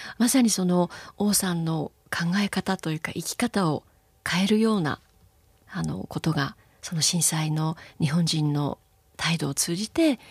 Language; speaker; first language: Japanese; native; Japanese